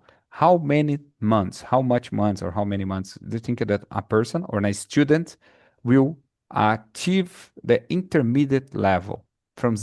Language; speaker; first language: English; non-native, fluent; Portuguese